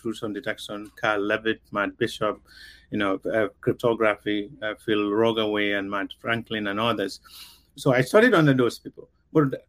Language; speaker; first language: English; non-native, local second language; Mandingo